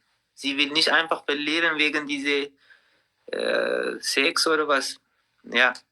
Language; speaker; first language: German; non-native, learner; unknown